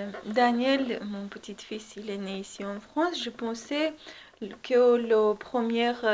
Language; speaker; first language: French; non-native, learner; Armenian